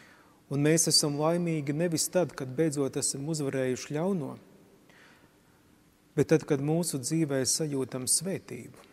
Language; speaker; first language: Latvian; native; Latvian